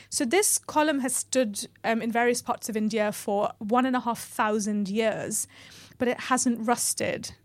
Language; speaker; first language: English; native; English